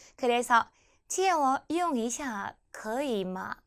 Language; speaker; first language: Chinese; non-native, fluent; Korean